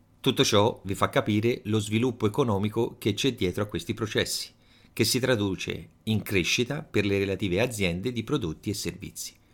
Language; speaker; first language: Italian; native; Italian